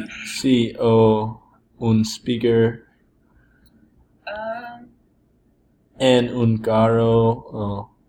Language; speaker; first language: Spanish; non-native, learner; English